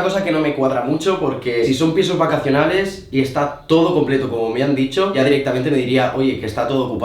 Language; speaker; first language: Spanish; native; Spanish